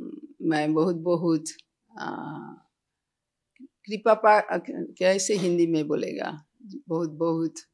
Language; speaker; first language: Hindi; non-native, local second language; Bangla